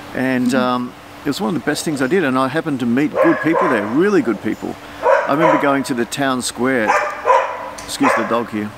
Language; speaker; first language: English; native; English